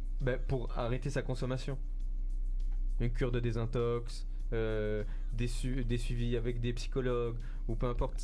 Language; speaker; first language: French; native; French